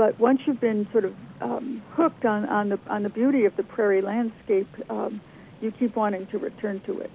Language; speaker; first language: English; native; English